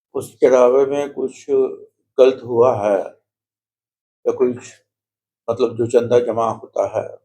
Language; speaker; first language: Hindi; non-native, local second language; Marathi